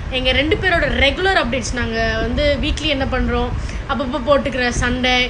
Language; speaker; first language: Tamil; native; Tamil